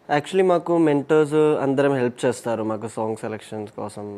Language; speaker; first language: Telugu; non-native, local second language; Malayalam